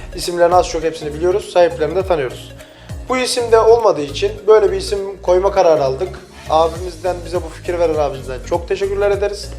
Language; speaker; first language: Turkish; native; Turkish